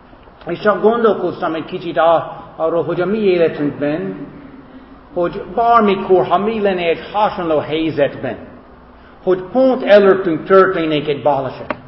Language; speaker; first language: Hungarian; non-native, fluent; English